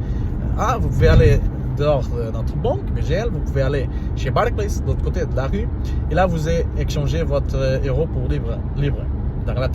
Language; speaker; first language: French; non-native, learner; Portuguese